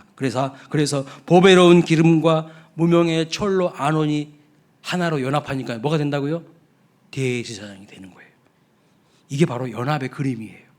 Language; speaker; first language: Korean; native; Korean